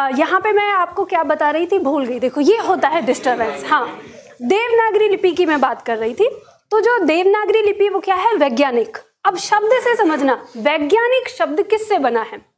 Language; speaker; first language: Hindi; native; Hindi